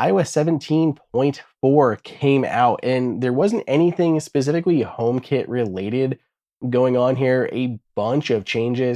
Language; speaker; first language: English; native; English